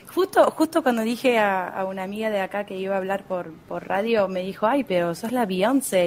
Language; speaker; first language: Spanish; non-native, fluent; French